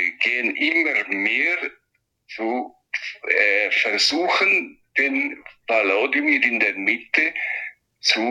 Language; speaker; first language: German; non-native, local second language; Italian